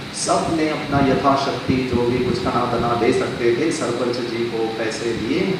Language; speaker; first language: Hindi; non-native, local second language; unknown